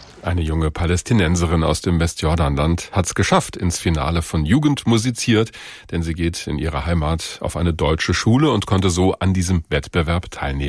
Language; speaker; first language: German; native; German